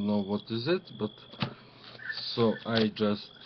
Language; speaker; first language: English; non-native, learner; Ukrainian